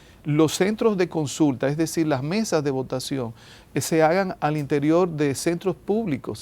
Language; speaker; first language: Spanish; native; Spanish